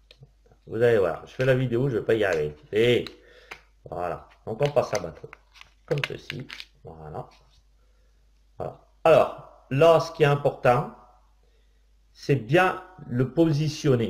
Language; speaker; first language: French; native; French